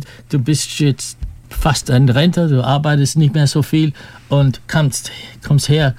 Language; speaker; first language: German; early bilingual, heritage; German